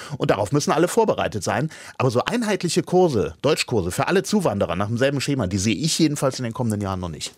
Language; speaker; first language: German; native; German